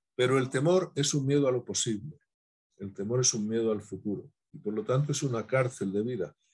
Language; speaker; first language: Spanish; native; Spanish